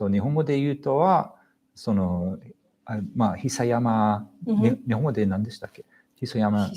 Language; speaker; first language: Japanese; non-native, fluent; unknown